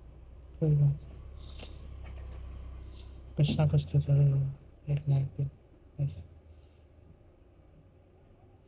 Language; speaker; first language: Hindi; non-native, local second language; Bangla